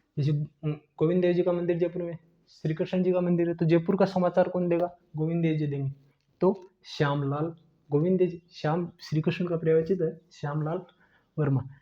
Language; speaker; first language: Hindi; native; Hindi